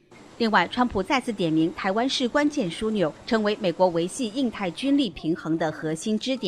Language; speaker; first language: Chinese; native; Chinese